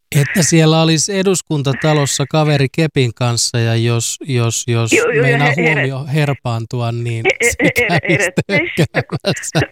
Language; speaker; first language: Finnish; native; Finnish